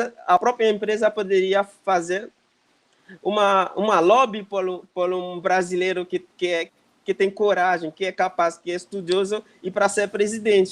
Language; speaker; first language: Portuguese; non-native, fluent; Haitian Creole